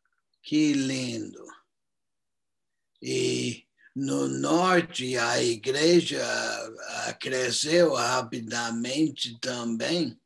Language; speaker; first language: Portuguese; non-native, fluent; English